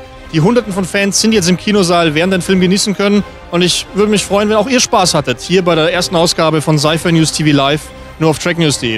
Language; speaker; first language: German; native; German